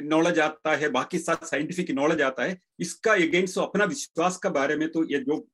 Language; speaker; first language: Hindi; non-native, local second language; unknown